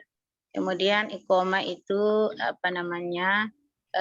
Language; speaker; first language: Indonesian; native; Indonesian